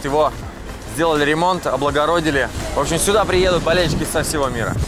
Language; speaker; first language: Russian; native; Russian